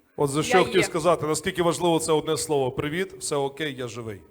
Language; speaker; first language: Ukrainian; native; Ukrainian